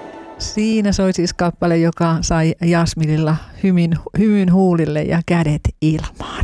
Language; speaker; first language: Finnish; native; Finnish